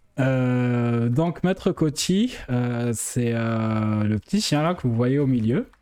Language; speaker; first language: French; non-native, local second language; Arabic